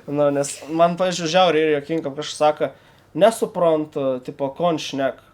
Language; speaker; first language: Lithuanian; native; Lithuanian